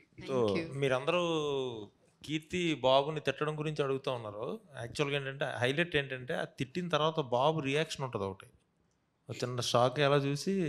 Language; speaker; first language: Telugu; native; Telugu